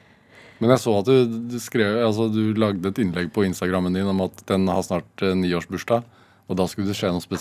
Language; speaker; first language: Norwegian; native; Norwegian